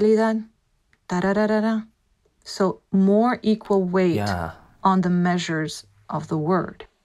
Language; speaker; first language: English; non-native, fluent; Spanish